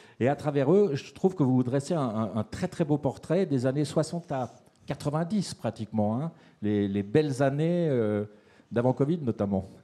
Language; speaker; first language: French; native; French